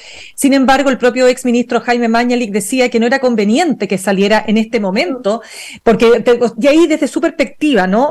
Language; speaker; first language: Spanish; native; Spanish